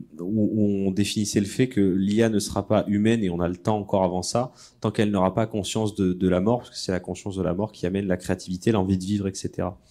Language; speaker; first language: French; native; French